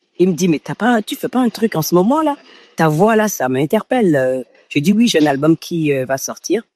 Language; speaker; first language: French; non-native, local second language; Fon